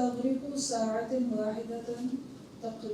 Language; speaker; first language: Arabic; non-native, learner; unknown